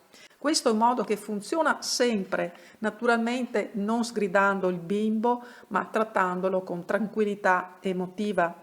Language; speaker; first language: Italian; native; Italian